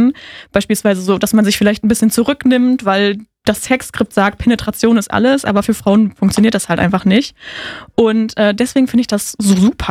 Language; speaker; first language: German; native; German